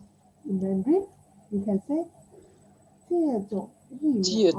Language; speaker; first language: English; non-native, local second language; Chinese